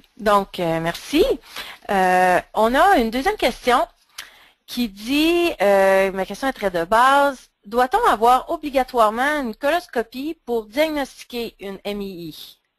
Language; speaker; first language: French; native; French